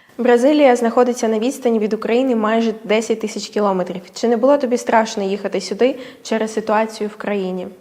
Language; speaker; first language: Ukrainian; native; Ukrainian